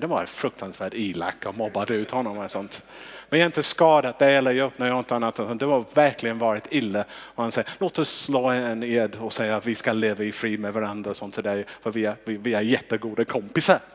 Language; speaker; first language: Swedish; non-native, fluent; English